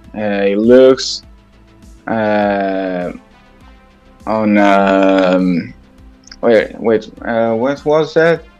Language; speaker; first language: English; non-native, learner; Italian